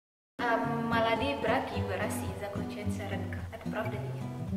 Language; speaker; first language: Russian; non-native, learner; Indonesian